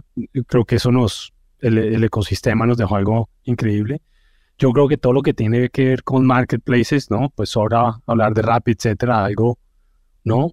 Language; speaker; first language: Spanish; native; Spanish